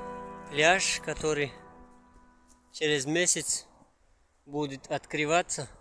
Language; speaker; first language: Russian; non-native, local second language; Tajik